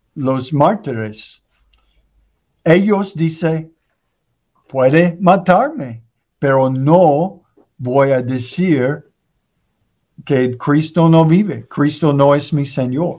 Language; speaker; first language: Spanish; non-native, learner; English